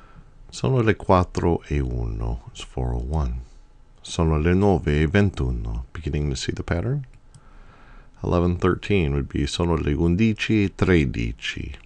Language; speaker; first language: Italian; non-native, fluent; English